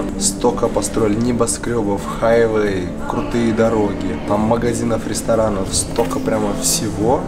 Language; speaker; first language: Russian; native; Russian